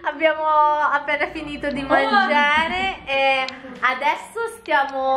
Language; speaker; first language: Italian; non-native, fluent; Filipino